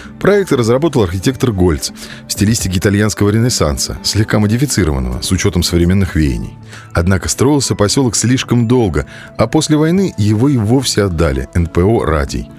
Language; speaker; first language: Russian; native; Russian